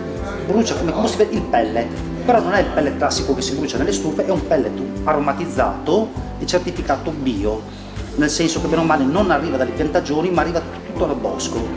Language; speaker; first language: Italian; native; Italian